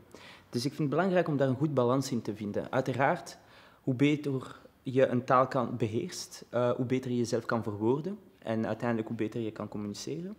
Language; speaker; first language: Dutch; early bilingual, other home language; Arabic